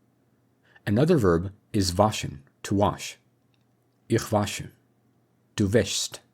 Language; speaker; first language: German; non-native, fluent; English